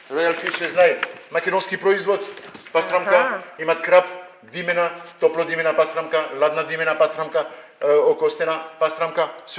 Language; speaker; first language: Macedonian; non-native, fluent; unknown